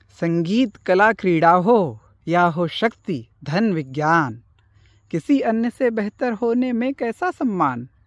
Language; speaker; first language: Hindi; native; Hindi